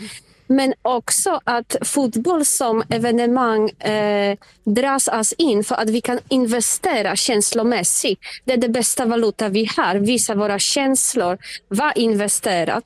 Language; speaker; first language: Swedish; non-native, fluent; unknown